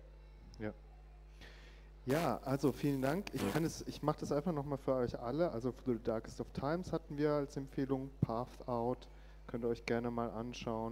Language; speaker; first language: German; native; German